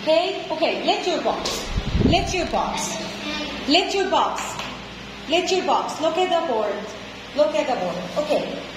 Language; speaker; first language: English; non-native, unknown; Arabic